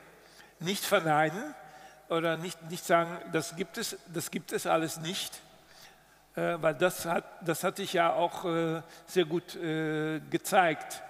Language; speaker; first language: German; non-native, fluent; Dutch